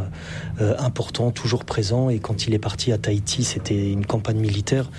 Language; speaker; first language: French; native; French